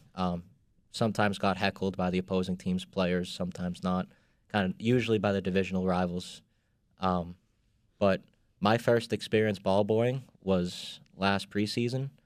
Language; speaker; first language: English; native; English